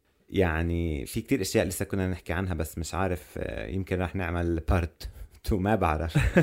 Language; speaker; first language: Arabic; native; Arabic